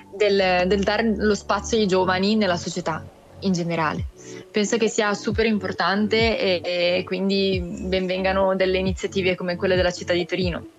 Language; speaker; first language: Italian; native; Italian